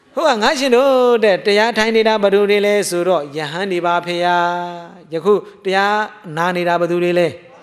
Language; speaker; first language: Burmese; native; Burmese